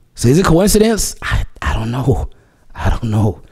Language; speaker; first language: English; native; English